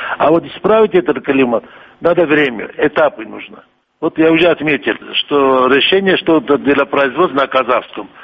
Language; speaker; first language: Russian; non-native, local second language; Kurdish